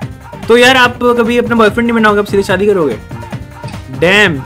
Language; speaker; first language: Hindi; native; Hindi